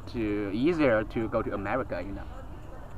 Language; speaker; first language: English; non-native, learner; Chinese